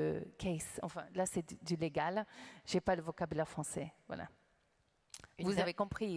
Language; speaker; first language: French; non-native, fluent; English